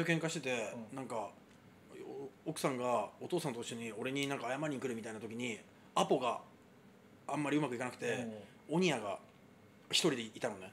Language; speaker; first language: Japanese; native; Japanese